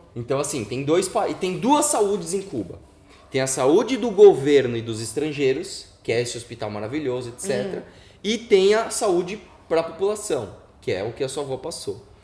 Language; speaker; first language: Portuguese; native; Portuguese